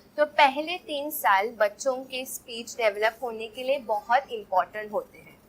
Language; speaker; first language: Hindi; non-native, local second language; Marathi